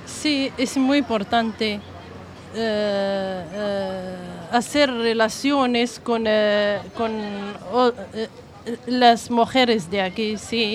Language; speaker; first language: Spanish; non-native, learner; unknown